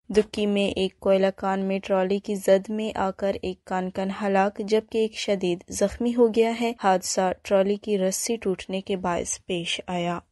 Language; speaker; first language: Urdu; non-native, local second language; Baluchi